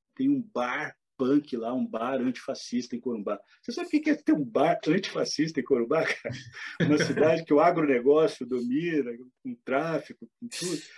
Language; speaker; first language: Portuguese; native; Portuguese